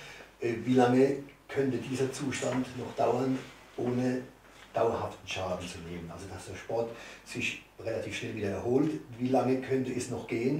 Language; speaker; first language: German; native; German